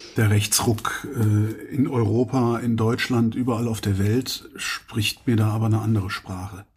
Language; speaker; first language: German; native; German